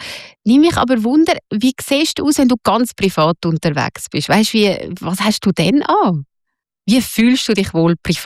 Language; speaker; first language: German; native; German